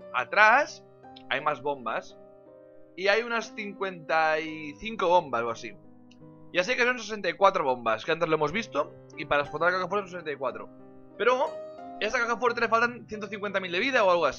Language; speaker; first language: Spanish; native; Spanish